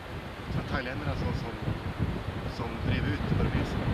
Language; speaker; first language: Swedish; native; Swedish